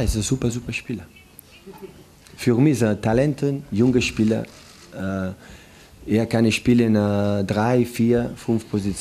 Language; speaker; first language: German; non-native, learner; Catalan